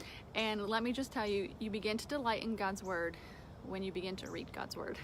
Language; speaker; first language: English; native; English